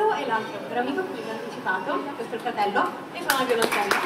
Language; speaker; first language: Italian; native; Italian